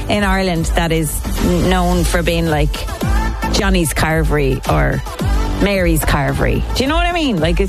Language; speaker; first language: English; native; English